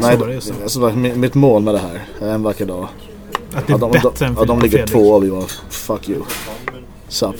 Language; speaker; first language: Swedish; native; Swedish